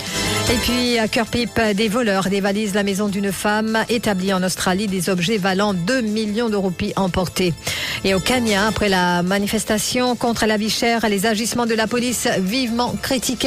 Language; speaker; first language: French; non-native, local second language; Morisyen